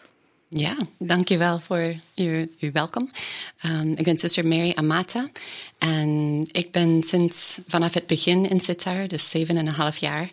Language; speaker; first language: Dutch; non-native, fluent; English